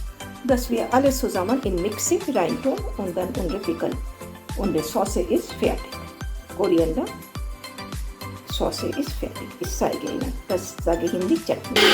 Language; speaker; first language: German; non-native, learner; Hindi